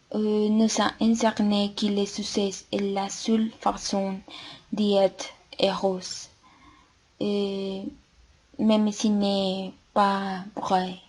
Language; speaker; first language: French; non-native, learner; Spanish